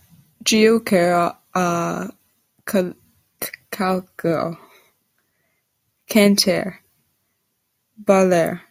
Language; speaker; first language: Italian; non-native, learner; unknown